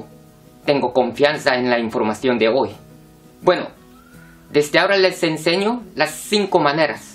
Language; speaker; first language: Spanish; non-native, fluent; Korean